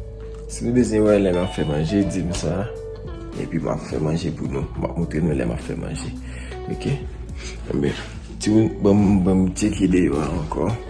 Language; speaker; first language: French; non-native, learner; Haitian Creole